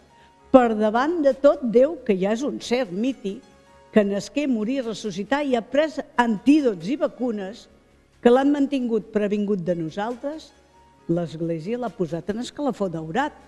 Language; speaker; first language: Catalan; native; Catalan